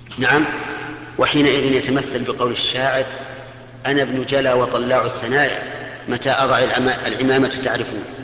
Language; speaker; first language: Arabic; native; Arabic